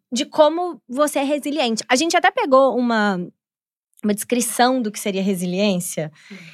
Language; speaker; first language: Portuguese; native; Portuguese